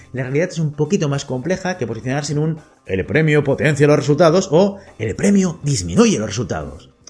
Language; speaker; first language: Spanish; native; Spanish